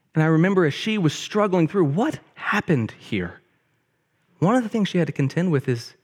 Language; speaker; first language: English; native; English